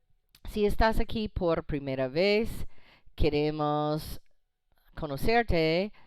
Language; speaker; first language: Spanish; non-native, fluent; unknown